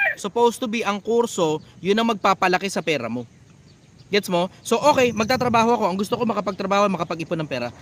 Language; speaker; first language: Filipino; native; Filipino